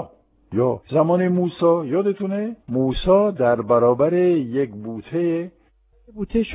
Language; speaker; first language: Persian; non-native, fluent; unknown